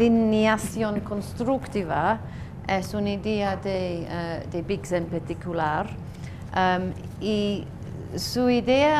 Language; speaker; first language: Spanish; non-native, learner; English